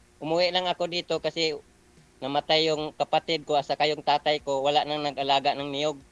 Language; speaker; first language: Filipino; non-native, local second language; Cebuano